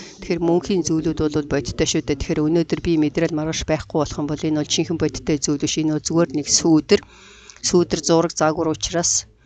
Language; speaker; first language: Mongolian; non-native, fluent; Korean